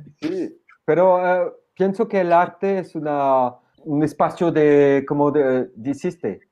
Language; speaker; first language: Spanish; non-native, fluent; French